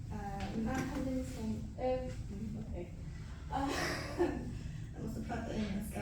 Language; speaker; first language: Swedish; early bilingual, heritage; English